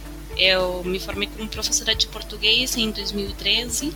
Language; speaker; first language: Portuguese; non-native, fluent; Spanish